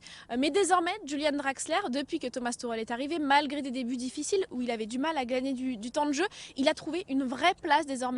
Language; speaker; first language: French; native; French